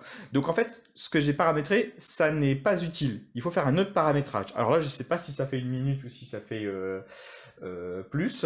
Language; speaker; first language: French; native; French